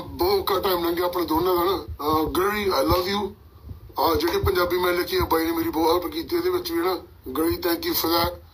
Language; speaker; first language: Punjabi; early bilingual, heritage; Punjabi